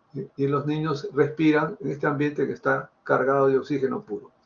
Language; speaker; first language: Spanish; native; Spanish